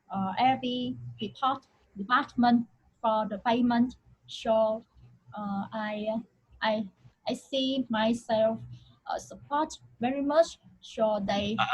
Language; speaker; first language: English; non-native, learner; Vietnamese